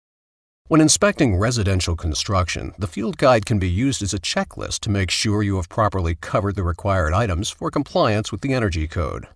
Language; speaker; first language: English; native; English